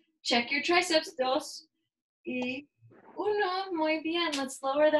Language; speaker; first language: Spanish; non-native, learner; English